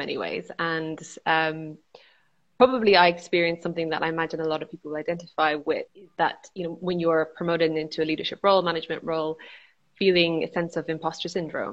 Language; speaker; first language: English; native; English